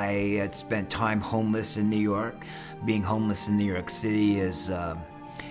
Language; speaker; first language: English; native; English